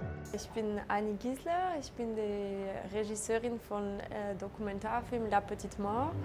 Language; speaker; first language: German; non-native, local second language; French